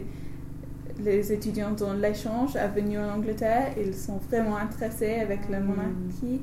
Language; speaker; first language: French; non-native, learner; English